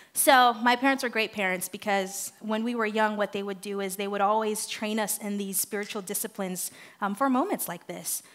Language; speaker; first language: English; non-native, fluent; Haitian Creole